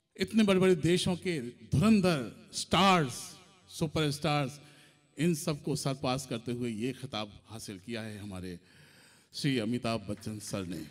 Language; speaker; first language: Hindi; native; Hindi